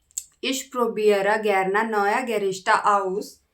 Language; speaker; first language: German; non-native, learner; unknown